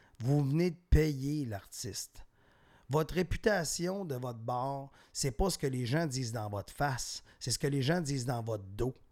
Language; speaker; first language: French; native; French